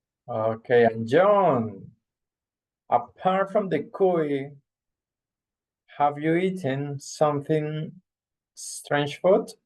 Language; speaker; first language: English; non-native, fluent; Spanish